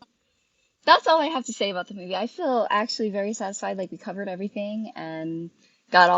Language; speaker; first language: English; native; English